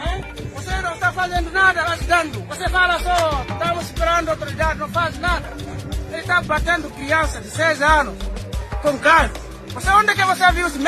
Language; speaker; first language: Portuguese; non-native, fluent; Haitian Creole